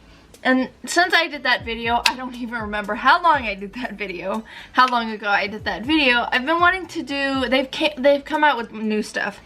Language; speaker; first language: English; native; English